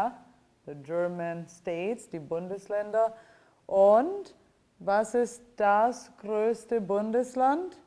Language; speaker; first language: German; non-native, fluent; Italian